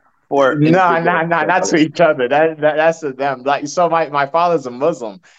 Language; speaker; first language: English; early bilingual, other home language; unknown